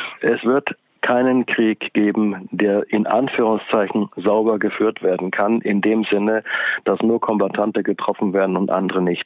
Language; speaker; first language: German; native; German